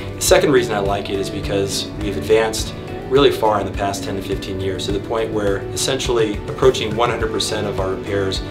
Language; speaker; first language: English; native; English